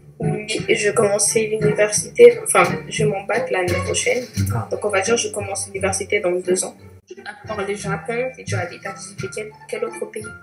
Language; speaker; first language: French; native; French